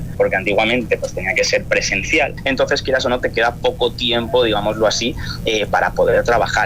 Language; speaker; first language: Spanish; native; Spanish